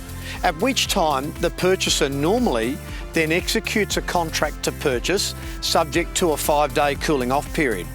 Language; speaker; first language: English; native; English